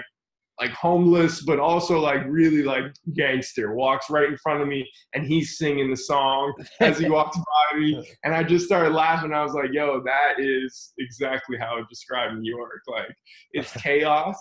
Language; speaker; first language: English; native; English